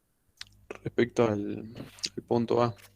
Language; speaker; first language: Spanish; native; Spanish